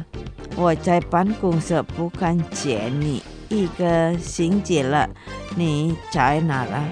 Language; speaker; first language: Chinese; non-native, local second language; Indonesian